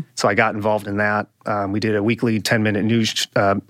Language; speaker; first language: English; native; English